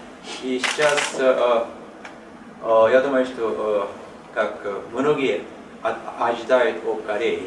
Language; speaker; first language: Russian; non-native, learner; Korean